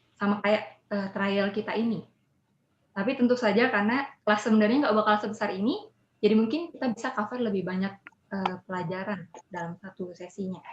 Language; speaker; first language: Indonesian; native; Indonesian